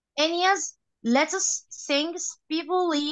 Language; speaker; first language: English; non-native, learner; Arabic